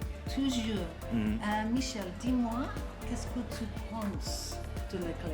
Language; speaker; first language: French; non-native, learner; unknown